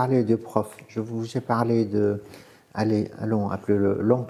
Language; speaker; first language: French; non-native, fluent; Arabic